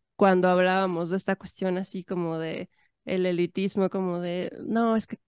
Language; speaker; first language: Spanish; native; Spanish